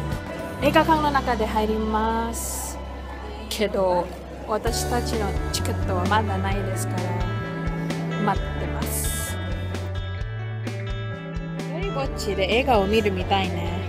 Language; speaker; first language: Japanese; non-native, learner; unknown